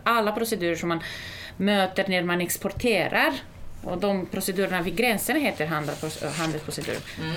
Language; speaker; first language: Swedish; non-native, fluent; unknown